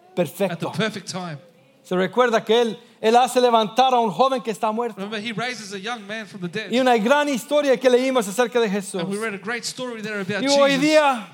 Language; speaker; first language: Spanish; non-native, fluent; English